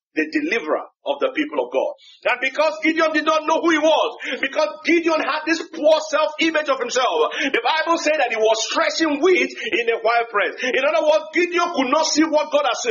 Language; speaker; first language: English; non-native, local second language; Yoruba